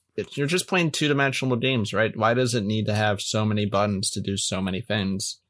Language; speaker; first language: English; native; English